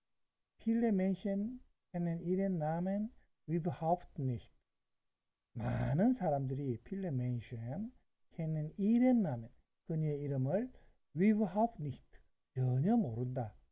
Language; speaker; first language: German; non-native, fluent; Korean